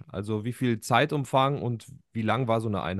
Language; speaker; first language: German; native; German